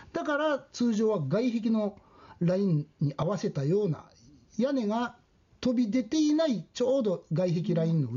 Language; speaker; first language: Japanese; native; Japanese